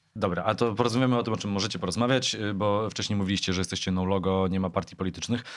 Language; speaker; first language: Polish; native; Polish